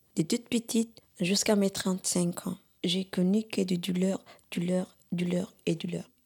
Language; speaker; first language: French; early bilingual, other home language; Somali